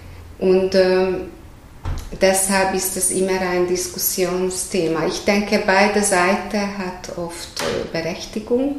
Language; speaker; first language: German; non-native, fluent; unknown